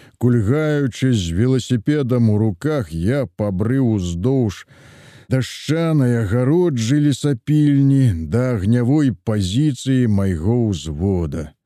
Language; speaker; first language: Belarusian; native; Belarusian